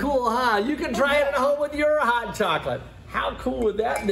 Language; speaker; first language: English; native; English